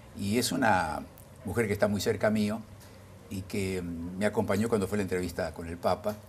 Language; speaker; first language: Spanish; native; Spanish